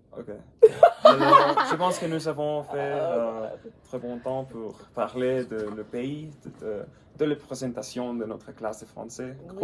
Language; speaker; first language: French; non-native, learner; English